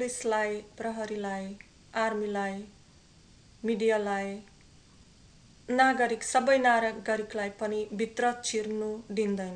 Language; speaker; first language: Nepali; non-native, learner; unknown